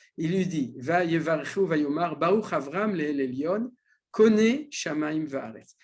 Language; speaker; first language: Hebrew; non-native, fluent; French